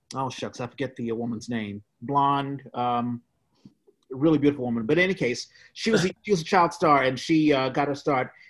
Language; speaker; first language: English; native; English